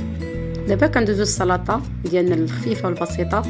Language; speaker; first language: Arabic; native; Arabic